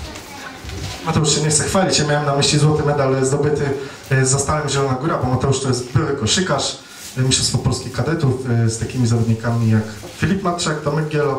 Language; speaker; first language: Polish; native; Polish